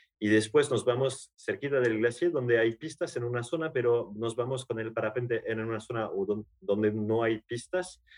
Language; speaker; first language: Spanish; non-native, learner; French